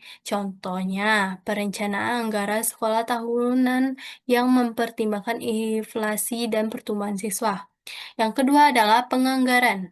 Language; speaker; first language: Indonesian; native; Indonesian